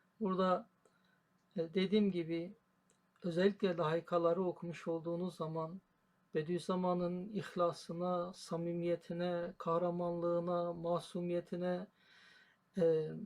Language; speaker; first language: Turkish; native; Turkish